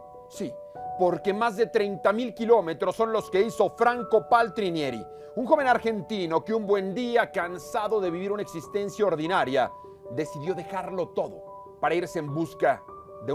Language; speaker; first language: Spanish; native; Spanish